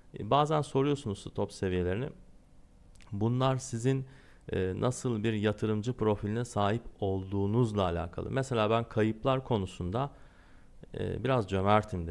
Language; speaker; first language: Turkish; native; Turkish